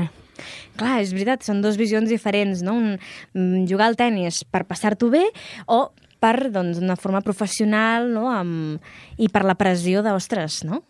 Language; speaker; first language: Catalan; native; Catalan